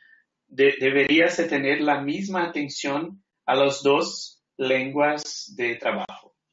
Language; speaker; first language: Spanish; non-native, fluent; Portuguese